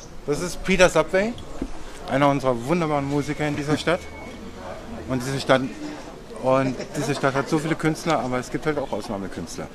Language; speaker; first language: German; native; German